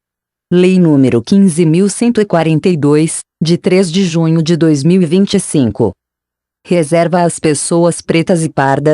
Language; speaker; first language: Portuguese; native; Portuguese